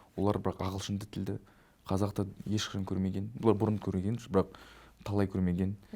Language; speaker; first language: Kazakh; native; Kazakh